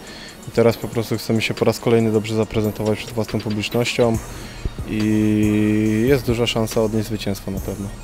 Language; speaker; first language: Polish; native; Polish